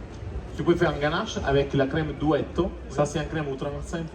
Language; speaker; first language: French; non-native, learner; Italian